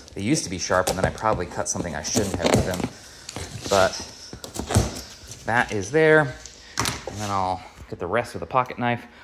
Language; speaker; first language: English; native; English